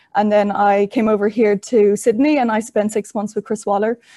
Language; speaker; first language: English; native; English